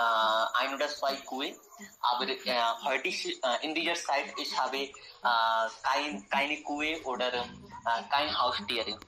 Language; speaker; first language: German; non-native, learner; Hindi